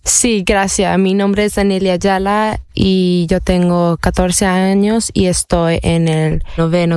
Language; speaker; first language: Spanish; early bilingual, heritage; Spanish